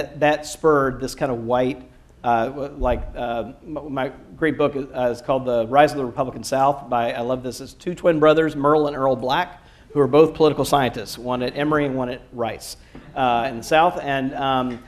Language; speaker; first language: English; native; English